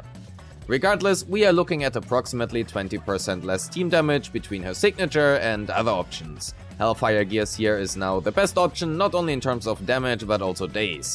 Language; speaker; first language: English; non-native, fluent; German